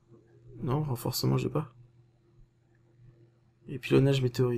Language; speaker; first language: French; native; French